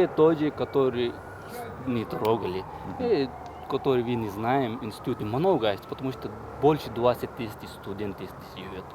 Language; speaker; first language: Russian; non-native, learner; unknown